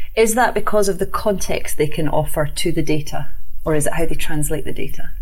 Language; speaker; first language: English; native; English